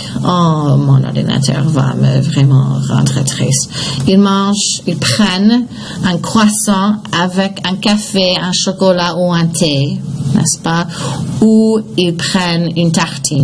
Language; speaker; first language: French; non-native, fluent; English